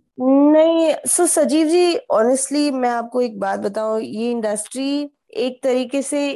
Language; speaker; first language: Hindi; native; Hindi